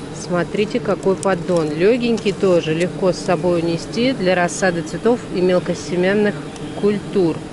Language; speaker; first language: Russian; native; Russian